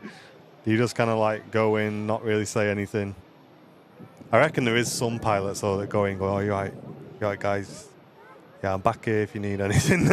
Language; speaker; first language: English; native; English